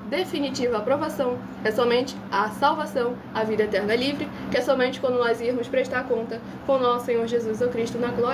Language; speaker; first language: Portuguese; native; Portuguese